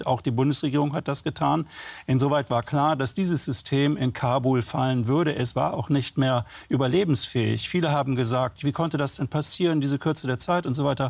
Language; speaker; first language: German; native; German